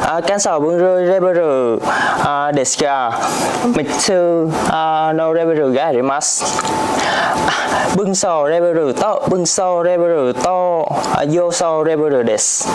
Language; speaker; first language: Japanese; non-native, learner; Vietnamese